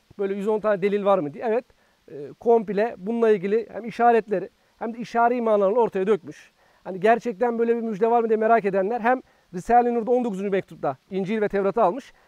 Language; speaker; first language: Turkish; native; Turkish